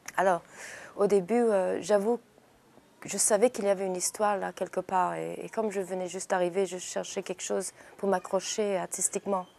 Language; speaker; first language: French; early bilingual, heritage; English